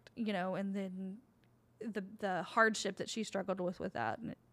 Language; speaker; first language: English; native; English